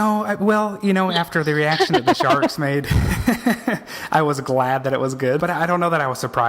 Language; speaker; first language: English; native; English